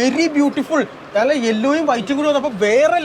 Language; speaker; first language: Malayalam; native; Malayalam